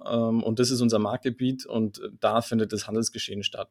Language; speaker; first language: German; native; German